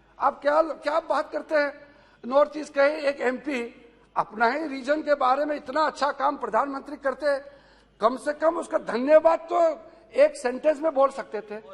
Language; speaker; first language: Hindi; non-native, local second language; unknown